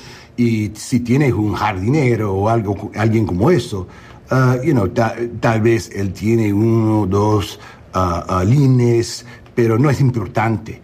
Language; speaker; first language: Spanish; non-native, learner; English